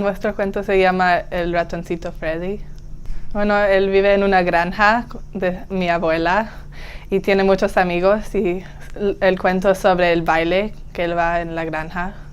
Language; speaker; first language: Spanish; early bilingual, heritage; Spanish